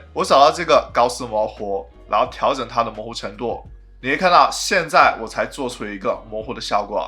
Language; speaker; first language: Chinese; native; Chinese